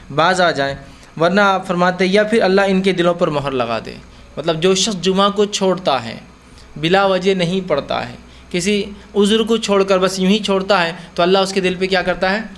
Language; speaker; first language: Urdu; native; Urdu